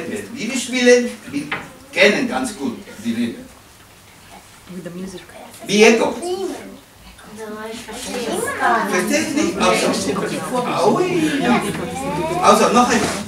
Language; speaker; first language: German; non-native, learner; Spanish